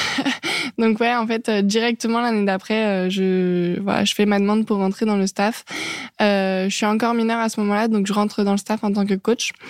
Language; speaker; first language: French; native; French